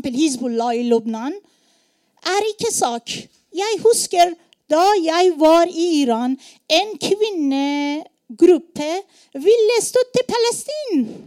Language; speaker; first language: Norwegian; non-native, learner; Persian